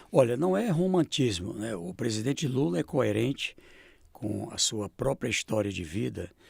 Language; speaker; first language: Portuguese; native; Portuguese